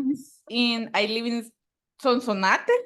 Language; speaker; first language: English; non-native, learner; Spanish